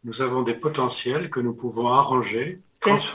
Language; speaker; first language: French; native; French